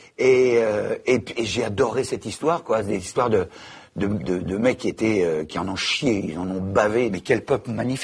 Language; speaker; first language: French; native; French